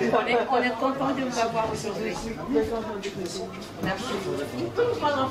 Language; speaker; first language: French; non-native, learner; Portuguese